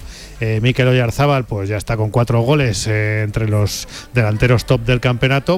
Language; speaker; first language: Spanish; native; Spanish